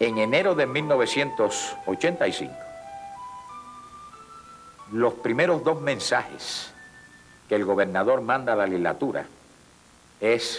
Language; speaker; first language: Spanish; native; Spanish